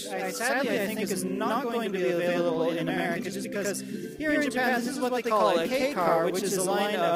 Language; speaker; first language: English; native; English